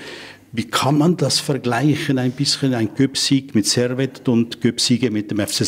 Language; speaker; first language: German; native; German